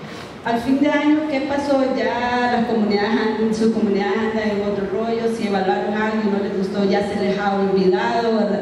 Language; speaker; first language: Spanish; native; Spanish